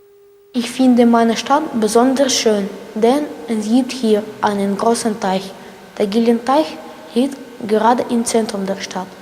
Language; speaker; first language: German; non-native, learner; Russian